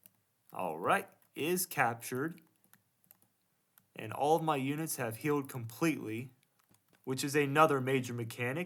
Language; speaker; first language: English; native; English